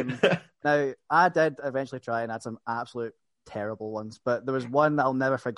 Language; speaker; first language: English; native; English